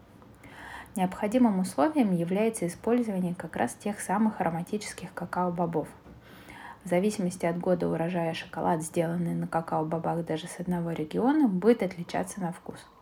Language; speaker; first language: Russian; native; Russian